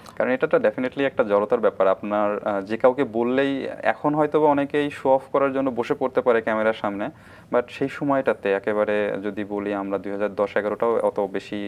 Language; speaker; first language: Bangla; native; Bangla